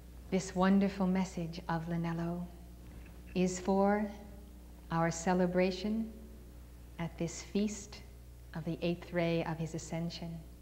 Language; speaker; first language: English; native; English